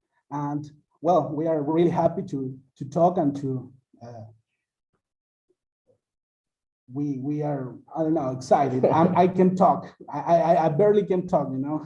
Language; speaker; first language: English; non-native, learner; Spanish